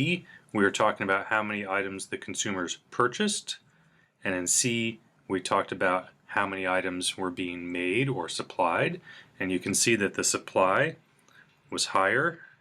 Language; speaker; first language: English; native; English